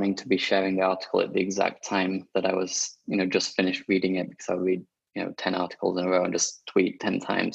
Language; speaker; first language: English; native; English